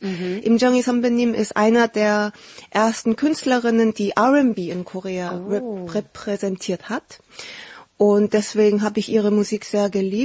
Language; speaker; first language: German; early bilingual, heritage; Korean